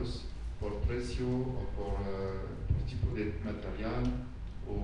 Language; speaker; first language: Spanish; non-native, fluent; French